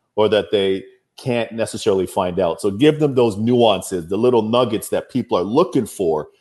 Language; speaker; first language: English; native; English